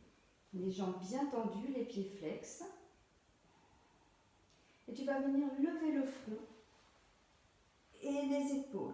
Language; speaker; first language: French; native; French